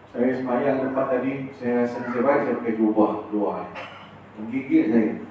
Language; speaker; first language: Malay; early bilingual, heritage; Malay